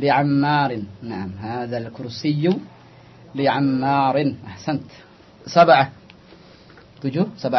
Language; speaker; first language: Arabic; non-native, fluent; Indonesian